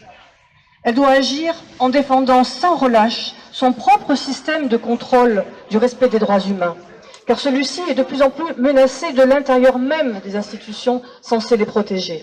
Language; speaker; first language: French; native; French